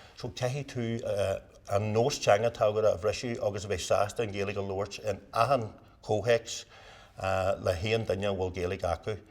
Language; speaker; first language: Irish; non-native, local second language; English